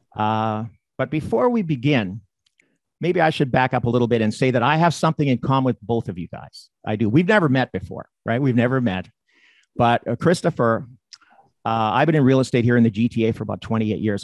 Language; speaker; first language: English; native; English